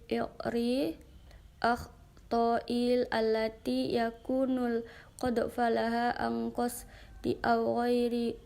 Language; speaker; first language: Arabic; non-native, learner; Indonesian